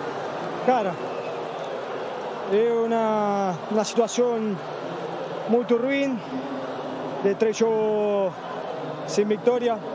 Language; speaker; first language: Portuguese; non-native, learner; Spanish